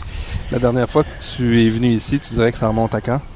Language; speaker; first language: French; native; French